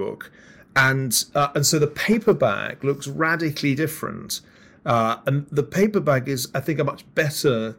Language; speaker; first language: English; native; English